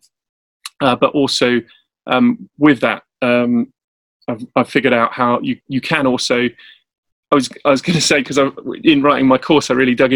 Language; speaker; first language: English; native; English